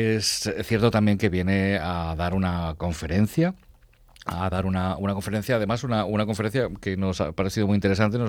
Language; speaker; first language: Spanish; native; Spanish